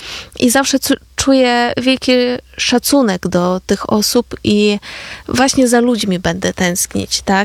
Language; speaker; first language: Polish; non-native, fluent; Ukrainian